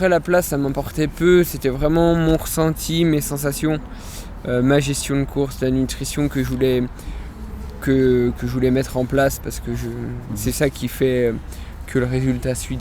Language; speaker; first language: French; native; French